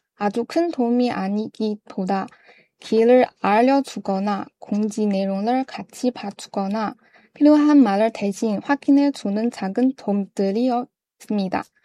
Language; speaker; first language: Korean; non-native, fluent; Chinese